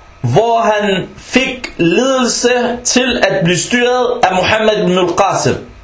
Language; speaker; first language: Danish; early bilingual, other home language; Arabic